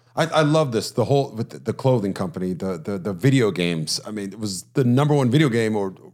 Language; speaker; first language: English; native; English